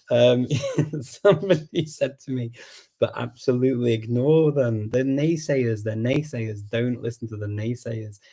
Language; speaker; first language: English; native; English